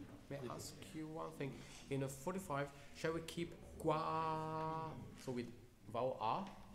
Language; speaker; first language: English; non-native, fluent; Hungarian